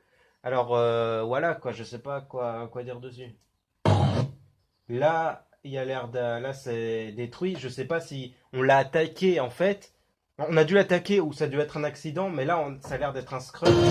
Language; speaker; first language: French; native; French